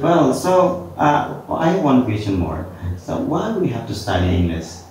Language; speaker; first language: English; non-native, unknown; Indonesian